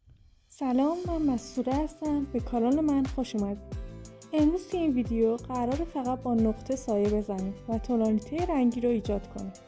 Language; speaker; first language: Persian; native; Persian